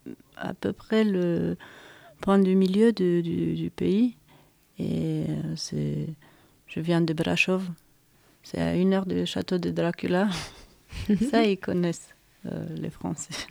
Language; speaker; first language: French; non-native, fluent; Romanian